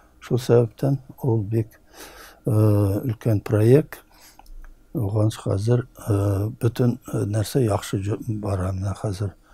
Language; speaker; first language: Tatar; early bilingual, heritage; Tatar